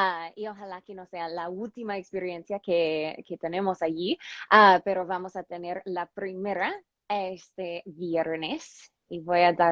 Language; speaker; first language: Spanish; non-native, fluent; English